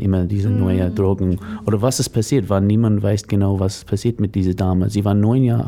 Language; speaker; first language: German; non-native, learner; English